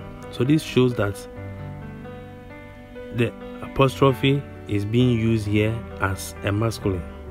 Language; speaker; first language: English; non-native, local second language; Akan